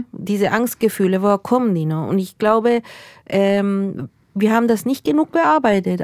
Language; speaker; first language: German; early bilingual, other home language; Spanish